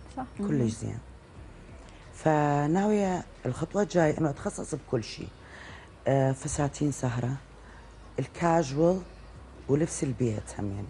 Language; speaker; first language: Arabic; native; Arabic